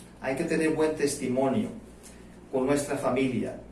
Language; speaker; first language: Spanish; non-native, fluent; Portuguese